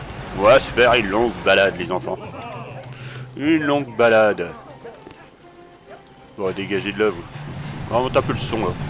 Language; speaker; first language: French; native; French